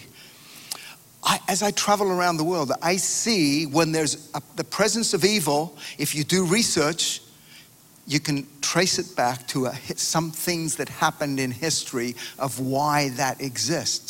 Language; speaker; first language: English; native; English